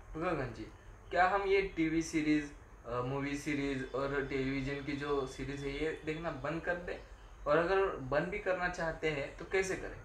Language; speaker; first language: Hindi; non-native, local second language; Marathi